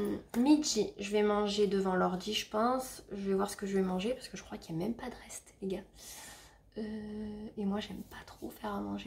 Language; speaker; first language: French; native; French